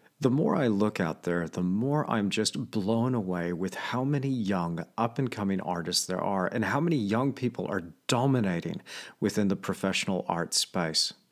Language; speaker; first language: English; native; English